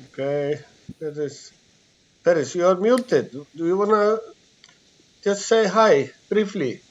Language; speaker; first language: English; non-native, fluent; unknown